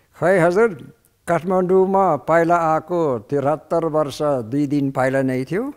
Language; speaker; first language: Nepali; non-native, fluent; English